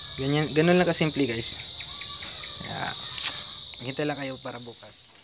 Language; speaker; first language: Filipino; non-native, local second language; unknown